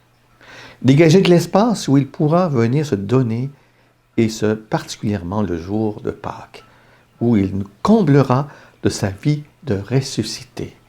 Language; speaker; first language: French; native; French